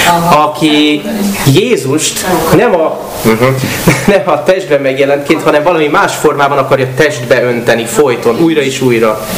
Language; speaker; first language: Hungarian; native; Hungarian